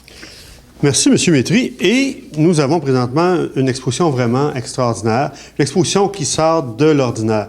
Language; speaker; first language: French; native; French